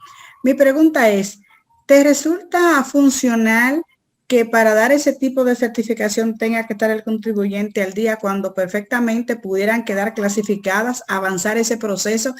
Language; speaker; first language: Spanish; native; Spanish